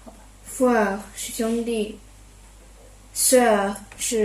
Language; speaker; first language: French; non-native, learner; Chinese